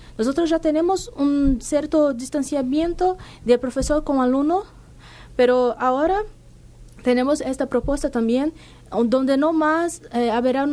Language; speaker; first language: Spanish; non-native, fluent; Portuguese